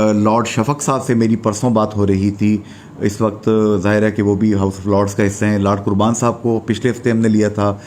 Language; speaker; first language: Urdu; non-native, local second language; Pahari-Potwari